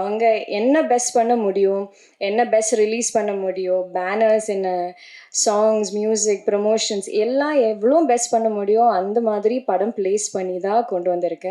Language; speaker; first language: Tamil; non-native, learner; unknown